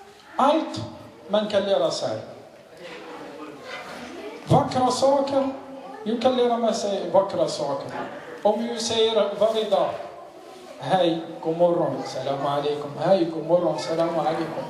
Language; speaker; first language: Swedish; non-native, learner; Arabic